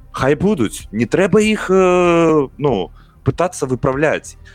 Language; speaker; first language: Belarusian; non-native, local second language; Russian